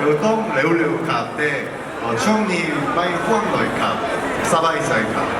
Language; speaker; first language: Thai; non-native, learner; Korean